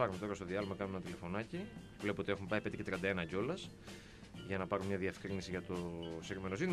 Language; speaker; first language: Greek; native; Greek